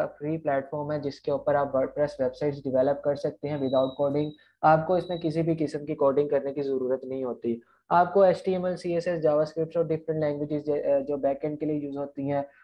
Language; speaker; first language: Urdu; non-native, local second language; Punjabi